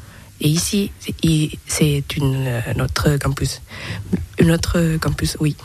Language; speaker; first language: French; non-native, learner; Thai